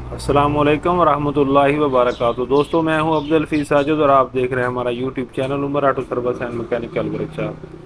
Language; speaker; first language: Urdu; non-native, local second language; Punjabi